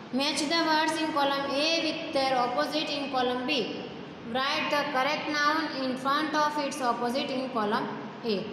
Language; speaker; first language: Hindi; non-native, local second language; Gujarati